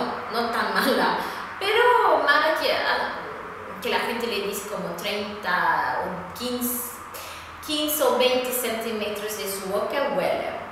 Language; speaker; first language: Spanish; non-native, fluent; Swedish